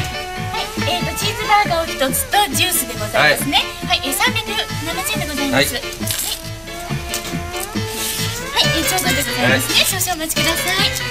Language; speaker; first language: Japanese; native; Japanese